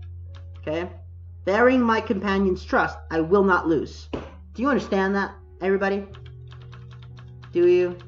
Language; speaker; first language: English; native; English